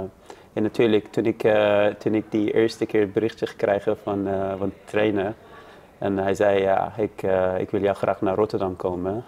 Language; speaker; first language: Dutch; non-native, learner; Persian